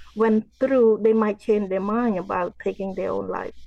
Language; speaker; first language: English; non-native, fluent; Khmer